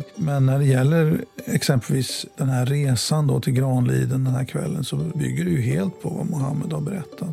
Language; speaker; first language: Swedish; native; Swedish